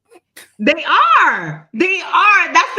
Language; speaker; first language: English; native; English